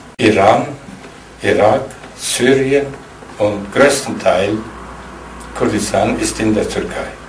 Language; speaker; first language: German; non-native, fluent; Kurdish